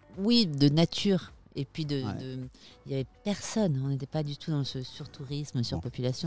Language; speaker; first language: French; native; French